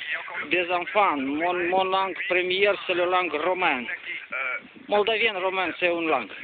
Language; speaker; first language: French; non-native, learner; Romanian